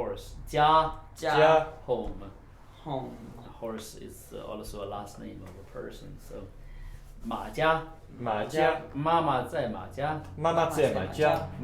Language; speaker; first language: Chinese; non-native, learner; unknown